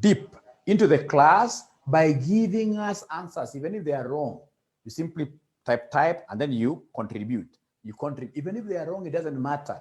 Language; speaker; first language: English; non-native, local second language; Swahili